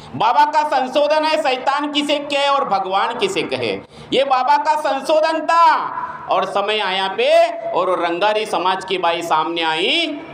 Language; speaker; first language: Hindi; non-native, local second language; Marathi